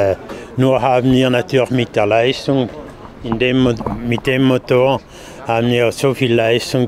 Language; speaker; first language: German; non-native, fluent; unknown